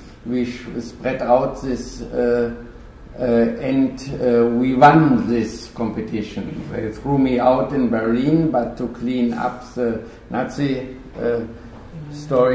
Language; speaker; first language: English; non-native, fluent; German